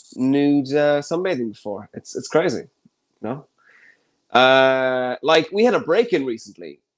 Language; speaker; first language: English; native; English